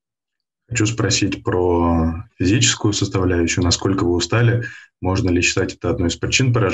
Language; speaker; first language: Russian; native; Russian